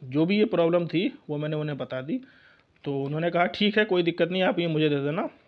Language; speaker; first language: Hindi; native; Hindi